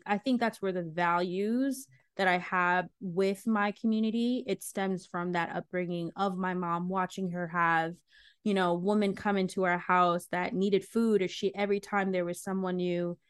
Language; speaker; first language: English; early bilingual, other home language; Akan